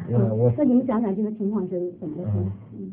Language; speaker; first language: Chinese; native; Chinese